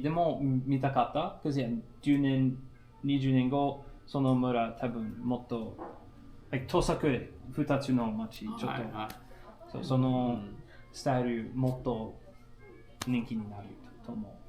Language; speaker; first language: Japanese; non-native, learner; English